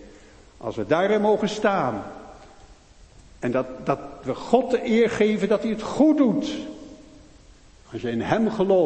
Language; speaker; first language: Dutch; native; Dutch